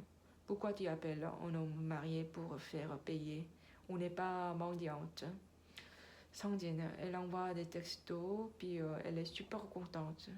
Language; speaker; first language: French; non-native, learner; Korean